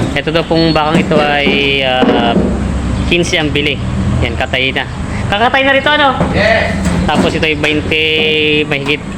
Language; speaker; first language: Filipino; native; Filipino